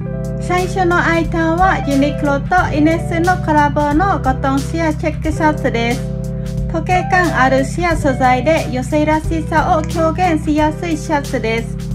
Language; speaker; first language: Japanese; non-native, fluent; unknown